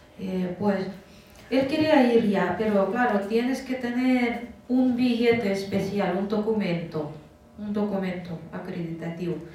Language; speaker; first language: Spanish; non-native, fluent; Russian